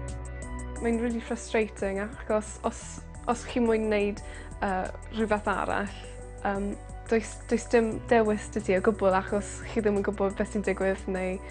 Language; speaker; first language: Welsh; non-native, local second language; English